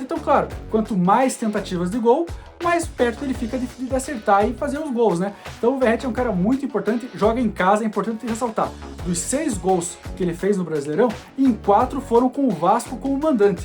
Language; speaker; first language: Portuguese; native; Portuguese